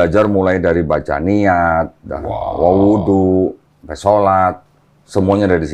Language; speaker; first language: Indonesian; native; Indonesian